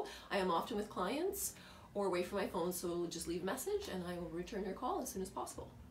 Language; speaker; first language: English; native; English